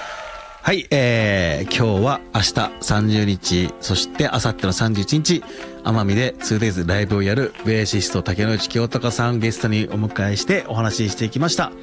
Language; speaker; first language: Japanese; native; Japanese